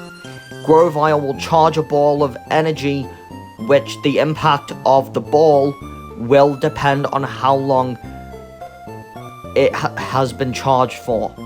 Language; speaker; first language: English; native; English